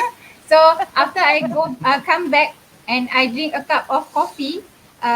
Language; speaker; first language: English; non-native, local second language; Malay